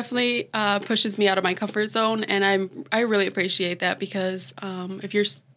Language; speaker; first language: English; native; English